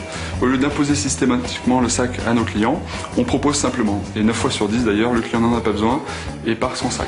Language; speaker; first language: French; native; French